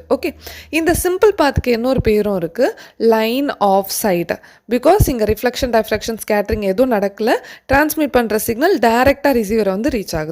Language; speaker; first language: Tamil; native; Tamil